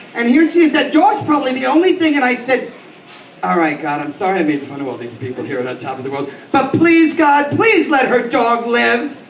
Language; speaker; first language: English; native; English